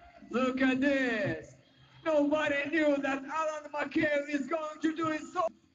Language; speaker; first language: English; non-native, learner; Russian